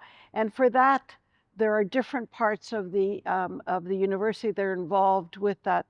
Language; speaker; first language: English; early bilingual, other home language; Ukrainian